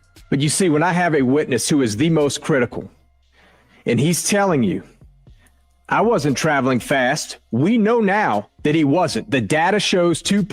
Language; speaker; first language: English; native; English